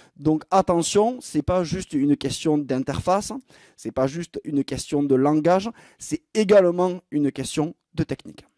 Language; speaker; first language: French; native; French